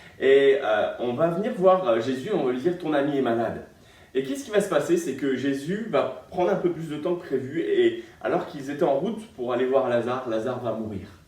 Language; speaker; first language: French; native; French